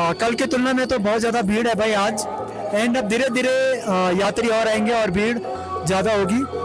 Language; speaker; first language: Hindi; native; Hindi